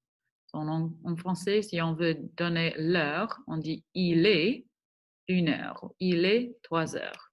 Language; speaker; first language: French; non-native, fluent; English